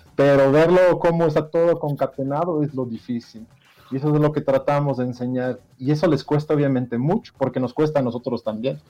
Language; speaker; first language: Spanish; non-native, fluent; Dutch